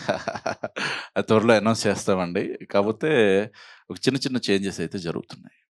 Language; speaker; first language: Telugu; native; Telugu